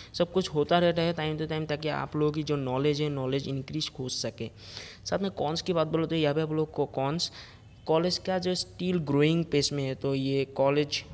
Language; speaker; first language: Hindi; non-native, local second language; Assamese